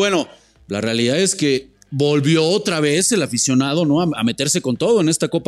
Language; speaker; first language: Spanish; native; Spanish